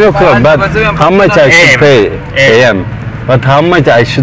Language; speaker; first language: English; non-native, learner; Turkish